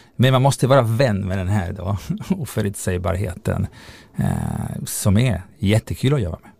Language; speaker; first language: Swedish; non-native, fluent; Italian